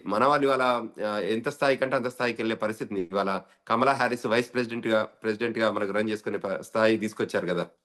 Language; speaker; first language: Telugu; native; Telugu